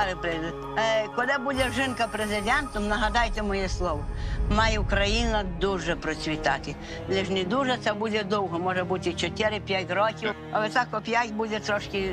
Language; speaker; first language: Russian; non-native, local second language; Ukrainian